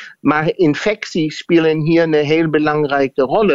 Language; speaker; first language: Dutch; non-native, fluent; German